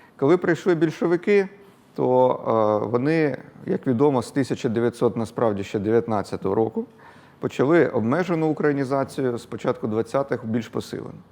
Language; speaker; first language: Ukrainian; native; Ukrainian